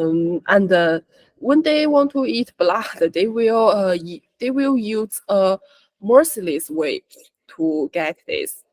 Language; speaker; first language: English; non-native, learner; Chinese